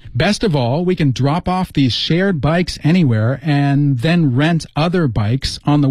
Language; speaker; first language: English; native; English